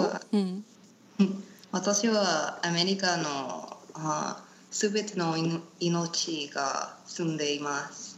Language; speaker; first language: Japanese; non-native, learner; Spanish